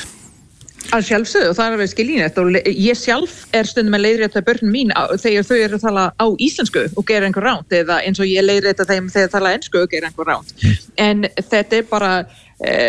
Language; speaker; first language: Icelandic; non-native, fluent; English